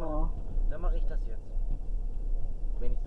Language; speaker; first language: German; native; German